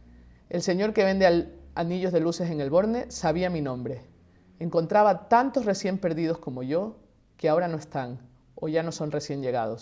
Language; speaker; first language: Spanish; native; Spanish